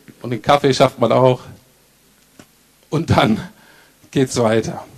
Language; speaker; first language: German; native; German